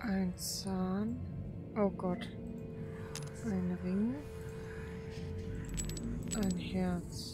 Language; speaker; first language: German; native; German